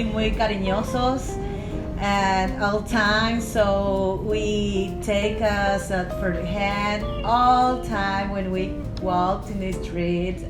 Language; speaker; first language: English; non-native, learner; Spanish